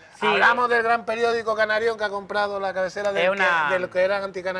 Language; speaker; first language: Spanish; native; Spanish